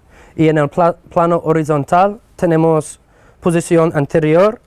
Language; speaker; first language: Spanish; non-native, fluent; English